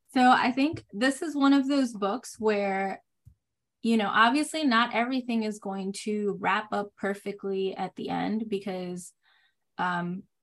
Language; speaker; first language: English; non-native, fluent; Spanish